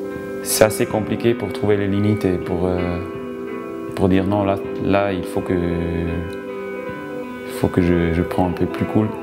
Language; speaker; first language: French; non-native, local second language; German